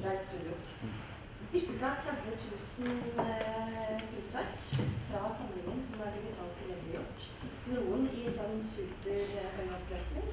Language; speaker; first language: Norwegian; native; Norwegian